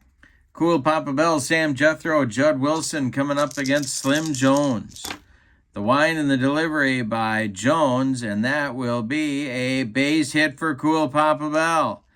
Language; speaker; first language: English; native; English